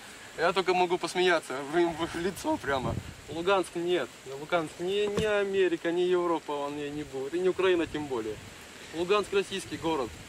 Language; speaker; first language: Russian; native; Russian